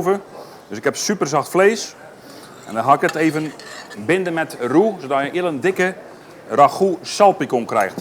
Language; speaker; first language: Dutch; native; Dutch